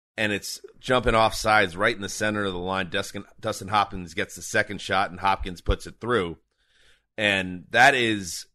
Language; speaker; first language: English; native; English